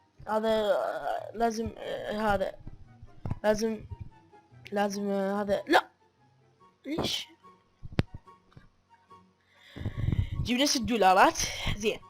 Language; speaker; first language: Arabic; native; Arabic